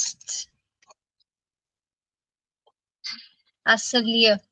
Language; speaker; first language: French; non-native, fluent; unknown